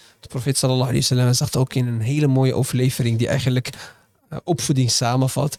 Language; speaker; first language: Dutch; early bilingual, other home language; Arabic